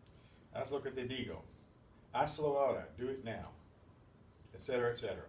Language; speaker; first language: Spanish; non-native, fluent; English